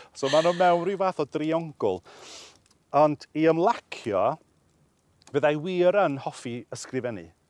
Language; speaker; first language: Welsh; native; Welsh